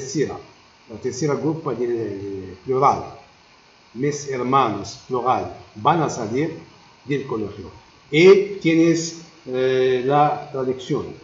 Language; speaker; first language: Spanish; non-native, learner; Arabic